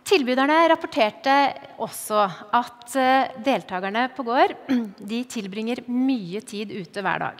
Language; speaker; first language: Norwegian; native; Norwegian